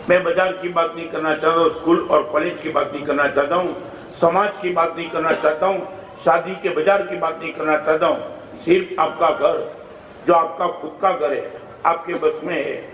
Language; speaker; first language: Hindi; non-native, local second language; Gujarati